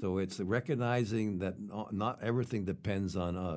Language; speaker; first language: English; native; English